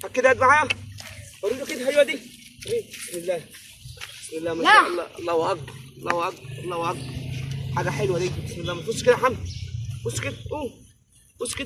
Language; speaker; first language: Arabic; native; Arabic